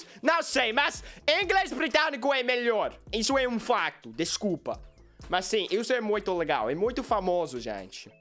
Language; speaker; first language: Portuguese; non-native, learner; English